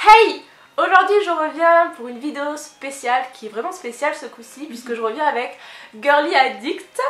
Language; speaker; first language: French; native; French